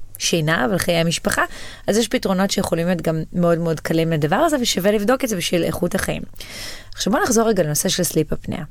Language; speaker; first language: Hebrew; native; Hebrew